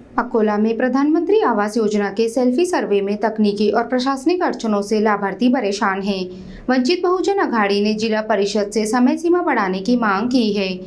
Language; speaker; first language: Hindi; non-native, local second language; Marathi